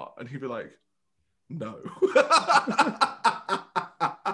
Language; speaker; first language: English; non-native, local second language; Vietnamese